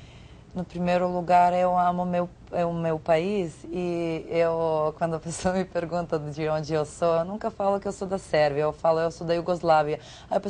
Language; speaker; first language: Portuguese; non-native, fluent; Serbian